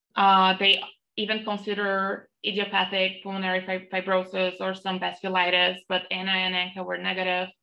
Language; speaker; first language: English; non-native, fluent; Portuguese